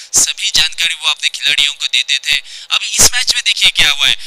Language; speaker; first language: Hindi; non-native, local second language; Marathi